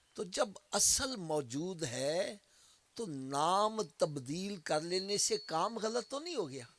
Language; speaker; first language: Urdu; non-native, local second language; Punjabi